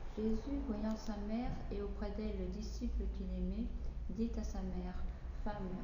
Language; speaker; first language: French; native; French